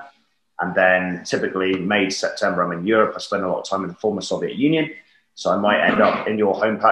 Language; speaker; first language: English; native; English